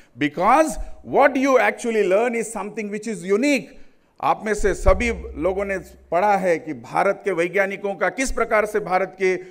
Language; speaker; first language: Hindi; non-native, local second language; Marathi